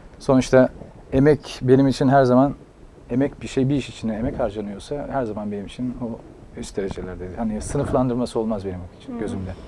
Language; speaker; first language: Turkish; early bilingual, other home language; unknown